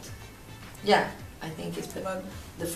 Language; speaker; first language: English; non-native, fluent; Italian